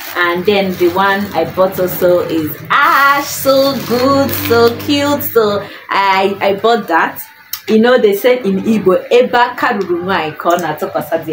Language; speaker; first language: English; non-native, local second language; Igbo